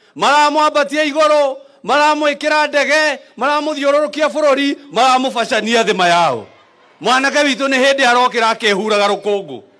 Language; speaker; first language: Swahili; non-native, local second language; Kikuyu